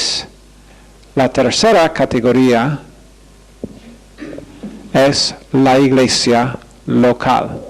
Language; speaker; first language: Spanish; non-native, fluent; English